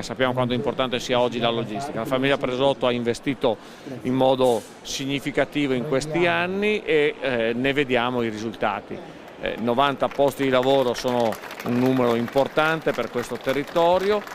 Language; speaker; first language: Italian; native; Italian